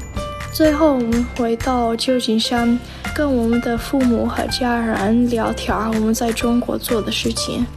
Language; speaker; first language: Chinese; non-native, learner; English